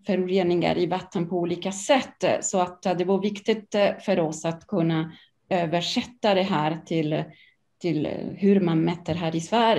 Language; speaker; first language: Swedish; non-native, fluent; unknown